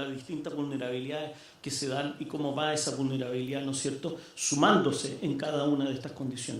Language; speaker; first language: Spanish; native; Spanish